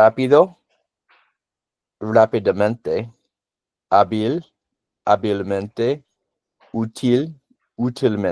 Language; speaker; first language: Spanish; non-native, learner; English